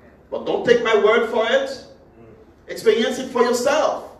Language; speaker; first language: English; non-native, fluent; Haitian Creole